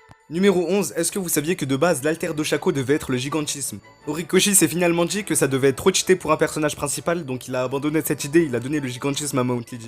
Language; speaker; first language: French; native; French